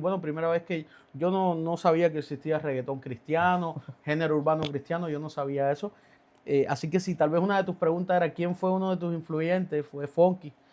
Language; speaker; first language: Spanish; native; Spanish